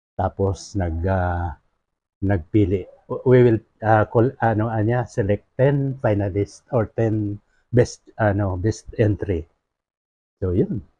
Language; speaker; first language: Filipino; non-native, local second language; Bikol